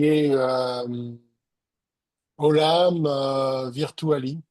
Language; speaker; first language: Hebrew; non-native, learner; French